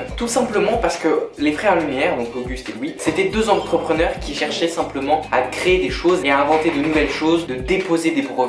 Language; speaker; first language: French; native; French